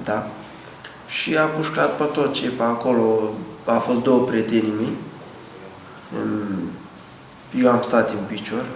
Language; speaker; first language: Romanian; non-native, learner; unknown